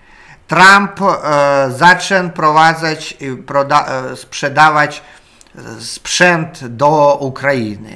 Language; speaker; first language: Polish; non-native, learner; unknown